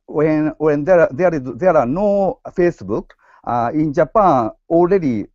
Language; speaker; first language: English; non-native, learner; Japanese